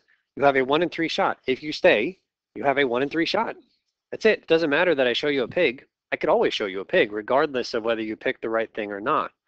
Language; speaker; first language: English; native; English